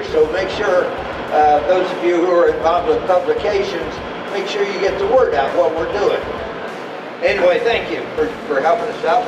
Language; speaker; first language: English; native; English